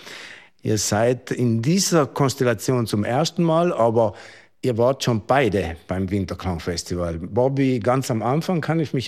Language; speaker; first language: German; native; German